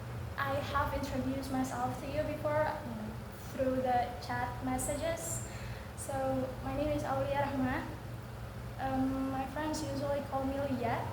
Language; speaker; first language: English; non-native, learner; Indonesian